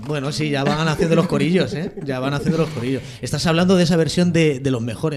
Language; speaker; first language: Spanish; native; Spanish